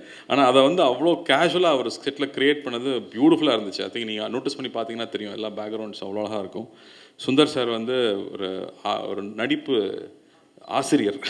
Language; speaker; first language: Tamil; native; Tamil